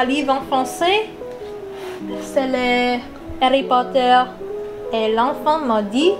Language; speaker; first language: French; non-native, learner; Filipino